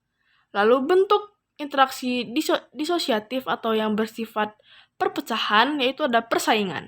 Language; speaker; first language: Indonesian; native; Indonesian